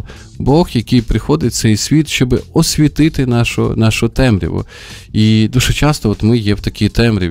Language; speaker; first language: Ukrainian; native; Ukrainian